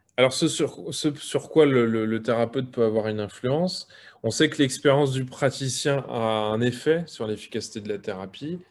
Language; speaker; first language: French; native; French